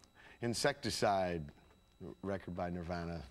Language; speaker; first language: English; native; English